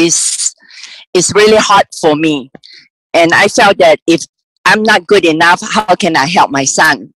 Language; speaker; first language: English; non-native, local second language; Cantonese